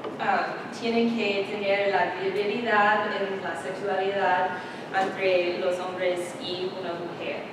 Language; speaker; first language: Spanish; non-native, learner; English